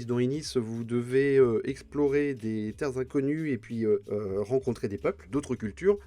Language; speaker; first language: French; native; French